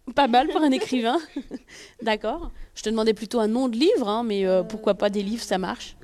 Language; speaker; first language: French; native; French